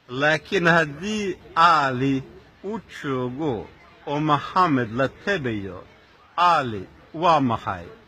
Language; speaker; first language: Somali; non-native, fluent; Russian